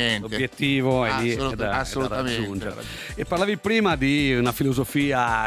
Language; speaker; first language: Italian; native; Italian